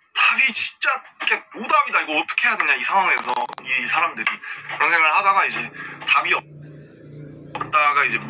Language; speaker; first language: Korean; native; Korean